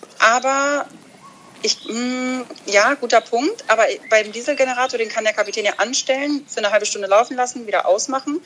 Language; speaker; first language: German; early bilingual, other home language; Russian